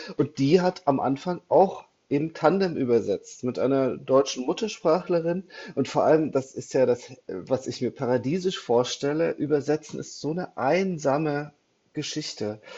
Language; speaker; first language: German; native; German